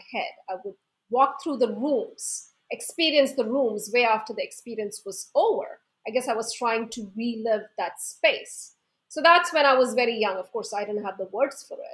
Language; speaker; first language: English; non-native, local second language; Hindi